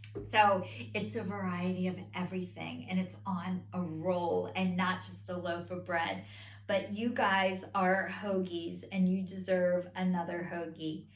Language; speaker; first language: English; native; English